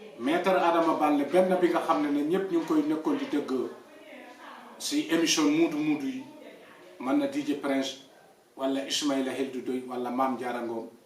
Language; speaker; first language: Wolof; non-native, local second language; Fula